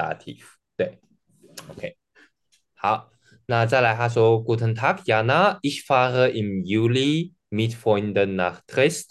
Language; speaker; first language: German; non-native, fluent; Chinese